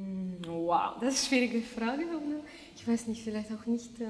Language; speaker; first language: German; non-native, fluent; Russian